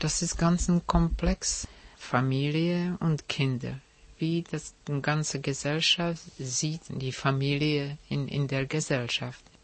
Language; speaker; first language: German; non-native, fluent; Czech